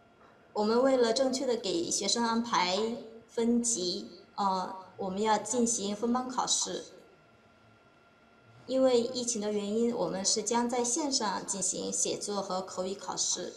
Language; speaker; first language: Chinese; non-native, fluent; Korean